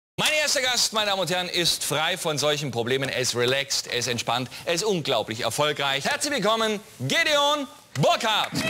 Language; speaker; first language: German; native; German